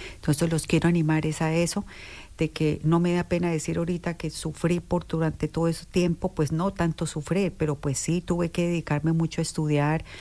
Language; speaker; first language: Spanish; native; Spanish